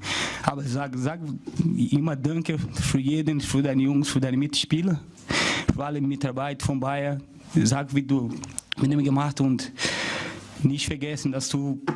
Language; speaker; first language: German; non-native, learner; Portuguese